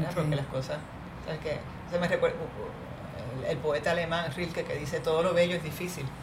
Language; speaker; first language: Spanish; native; Spanish